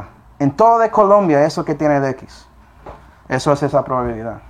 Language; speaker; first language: Spanish; non-native, fluent; English